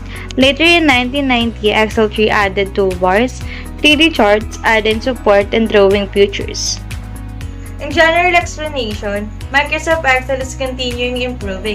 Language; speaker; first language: English; non-native, local second language; Filipino